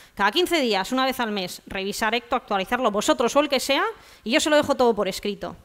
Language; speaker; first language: Spanish; native; Spanish